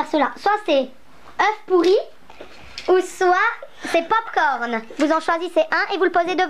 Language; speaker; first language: French; native; French